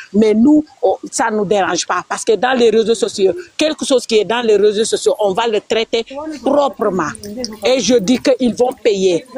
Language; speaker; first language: French; non-native, local second language; Wolof